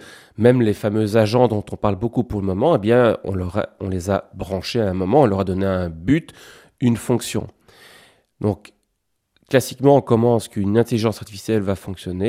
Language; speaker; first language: French; native; French